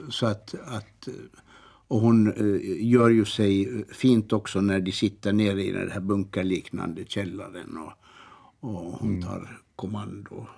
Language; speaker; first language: Swedish; native; Swedish